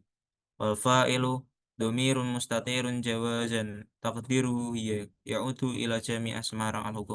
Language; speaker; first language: Arabic; non-native, learner; Indonesian